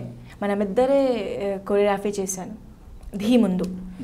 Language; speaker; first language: Telugu; non-native, learner; Hindi